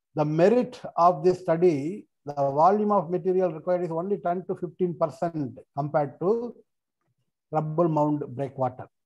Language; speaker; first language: English; non-native, local second language; Tamil